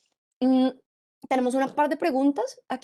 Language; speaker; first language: Spanish; native; Spanish